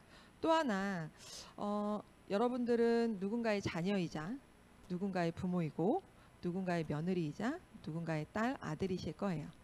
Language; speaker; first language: Korean; native; Korean